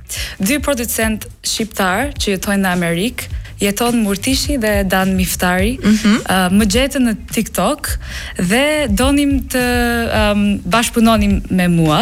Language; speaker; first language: Albanian; non-native, fluent; English